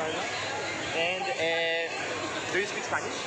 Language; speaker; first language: English; non-native, learner; French